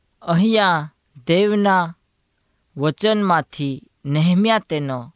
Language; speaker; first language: Gujarati; non-native, local second language; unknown